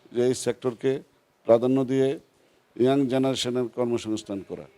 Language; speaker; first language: Bangla; native; Bangla